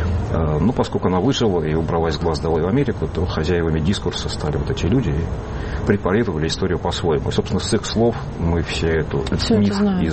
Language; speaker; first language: Russian; native; Russian